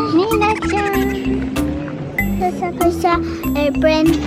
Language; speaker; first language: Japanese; early bilingual, other home language; Filipino